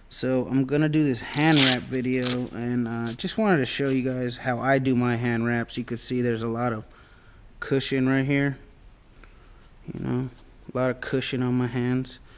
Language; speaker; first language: English; native; English